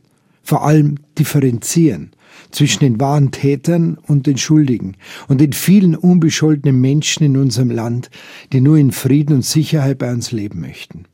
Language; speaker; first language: German; native; German